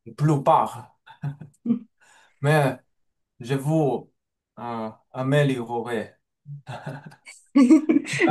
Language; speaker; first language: French; non-native, learner; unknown